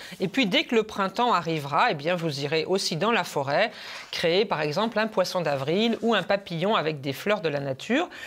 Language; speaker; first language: French; native; French